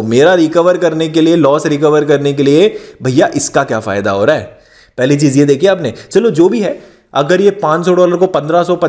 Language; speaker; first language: Hindi; native; Hindi